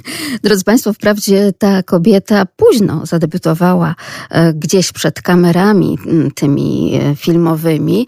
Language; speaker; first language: Polish; native; Polish